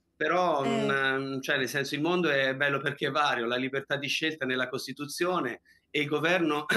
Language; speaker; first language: Italian; native; Italian